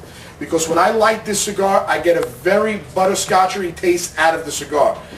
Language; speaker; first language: English; native; English